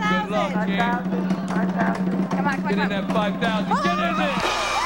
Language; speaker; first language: English; native; English